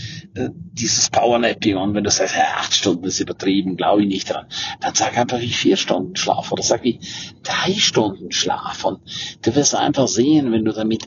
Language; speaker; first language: German; native; German